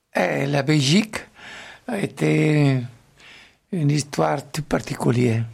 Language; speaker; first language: French; non-native, fluent; Italian